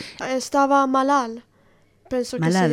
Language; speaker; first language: Spanish; non-native, learner; Italian